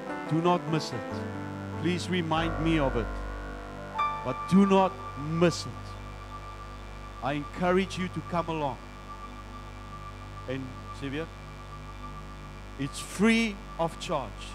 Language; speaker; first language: English; non-native, local second language; Afrikaans